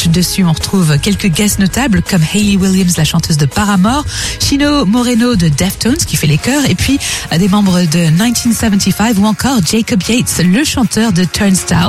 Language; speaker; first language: French; native; French